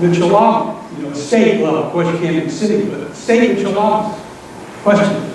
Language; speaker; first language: English; non-native, fluent; Greek